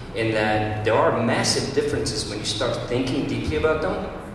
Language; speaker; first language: English; early bilingual, other home language; Romanian